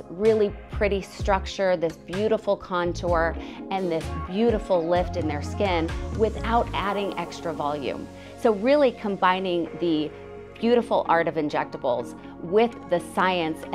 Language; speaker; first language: English; native; English